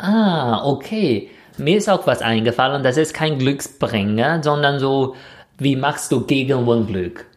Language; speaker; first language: German; non-native, fluent; Chinese